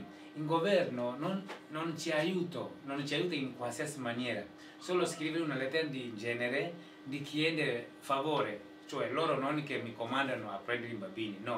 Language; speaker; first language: Italian; non-native, fluent; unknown